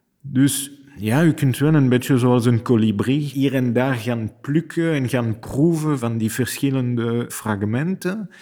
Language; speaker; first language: Dutch; non-native, fluent; French